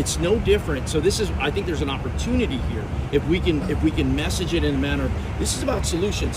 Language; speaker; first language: English; native; English